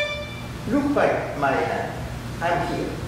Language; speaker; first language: English; non-native, learner; French